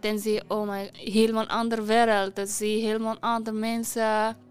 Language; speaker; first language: Dutch; non-native, learner; Persian